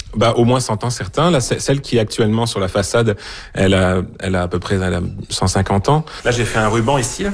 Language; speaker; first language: French; native; French